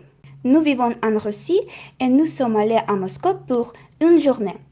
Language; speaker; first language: French; non-native, learner; Russian